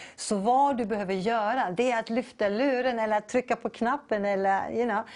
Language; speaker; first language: Swedish; non-native, fluent; English